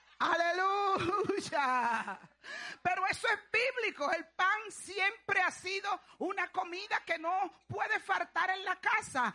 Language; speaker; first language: Spanish; native; Spanish